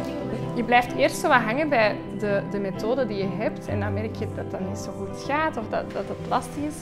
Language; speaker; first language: Dutch; native; Dutch